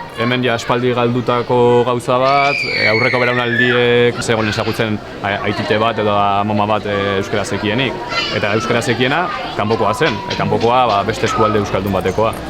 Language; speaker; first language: Basque; non-native, local second language; Spanish